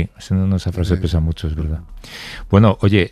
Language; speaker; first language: Spanish; native; Spanish